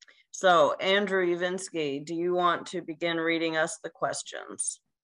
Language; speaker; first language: English; native; English